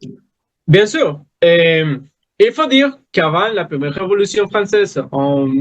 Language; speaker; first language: French; non-native, learner; Spanish